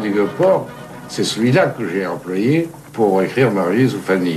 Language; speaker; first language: French; native; French